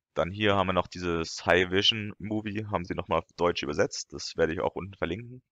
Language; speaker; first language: German; non-native, fluent; French